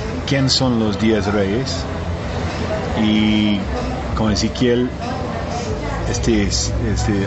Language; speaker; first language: Spanish; non-native, learner; English